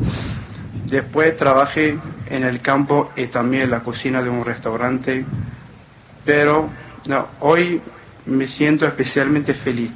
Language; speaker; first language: Spanish; non-native, fluent; Arabic